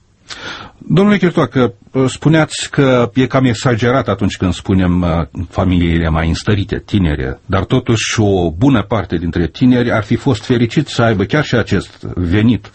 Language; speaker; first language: Romanian; native; Romanian